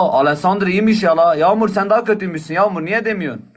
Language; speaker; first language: Turkish; native; Turkish